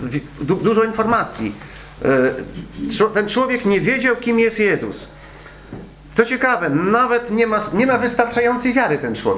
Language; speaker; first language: Polish; native; Polish